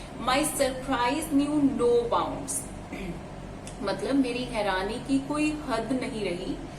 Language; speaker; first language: Hindi; native; Hindi